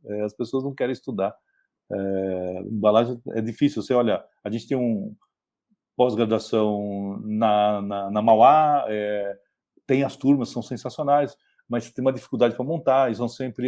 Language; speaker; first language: Portuguese; native; Portuguese